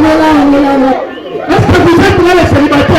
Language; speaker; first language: French; non-native, local second language; Lingala